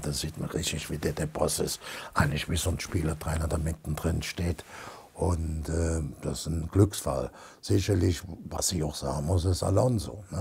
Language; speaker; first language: German; native; German